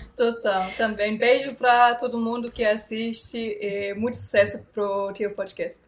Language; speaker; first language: Portuguese; non-native, fluent; German